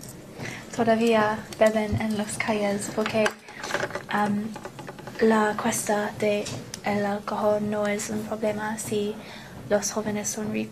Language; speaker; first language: Spanish; non-native, learner; English